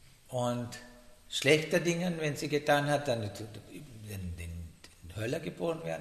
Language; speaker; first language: German; non-native, learner; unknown